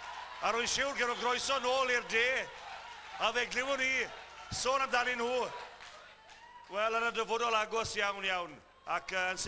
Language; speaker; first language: Welsh; native; Welsh